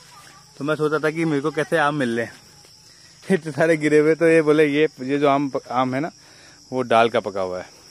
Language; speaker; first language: Hindi; native; Hindi